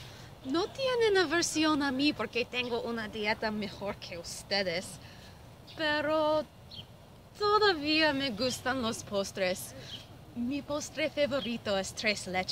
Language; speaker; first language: Spanish; non-native, learner; English